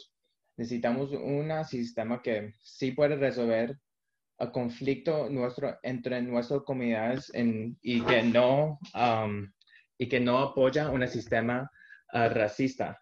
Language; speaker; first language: Spanish; early bilingual, heritage; Spanish